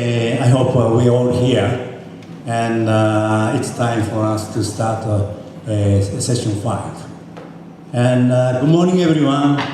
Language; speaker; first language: English; non-native, fluent; Japanese